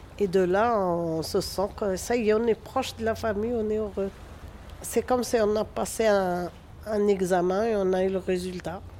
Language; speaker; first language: French; non-native, local second language; Arabic